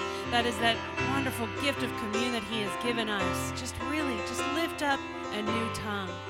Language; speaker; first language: English; native; English